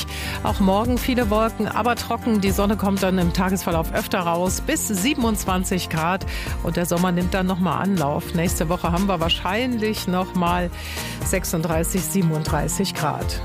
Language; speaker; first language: German; native; German